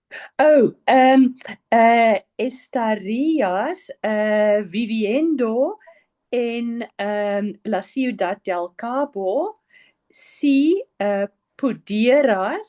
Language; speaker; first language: Spanish; non-native, learner; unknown